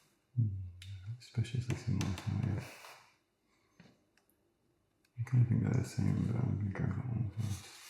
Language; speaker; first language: English; native; English